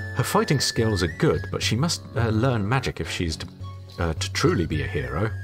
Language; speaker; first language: English; native; English